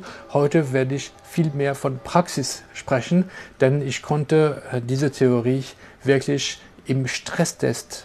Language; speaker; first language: German; non-native, local second language; French